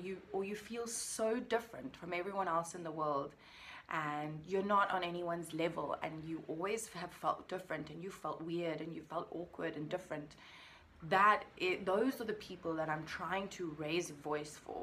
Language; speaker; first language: English; native; English